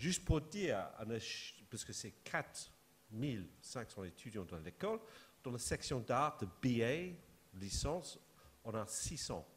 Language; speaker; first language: French; non-native, fluent; English